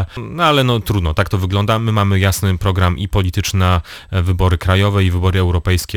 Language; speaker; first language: Polish; native; Polish